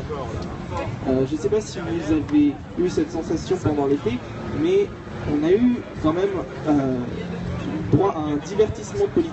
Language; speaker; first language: French; native; French